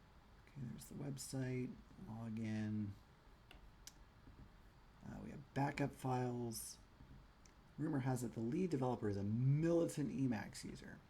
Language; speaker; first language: English; native; English